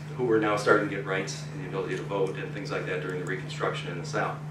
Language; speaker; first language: English; native; English